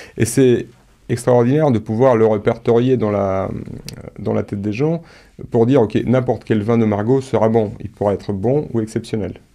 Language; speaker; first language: French; non-native, fluent; Romanian